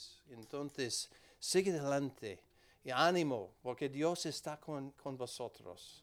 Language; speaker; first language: Spanish; non-native, learner; English